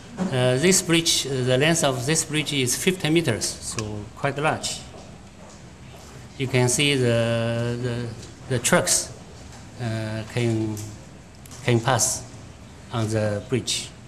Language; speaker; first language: English; non-native, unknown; Chinese